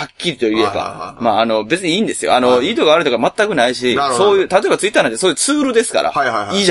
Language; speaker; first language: Japanese; native; Japanese